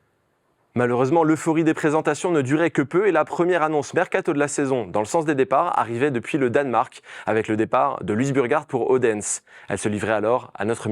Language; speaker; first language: French; native; French